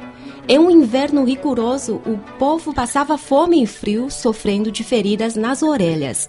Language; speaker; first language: Portuguese; non-native, fluent; Chinese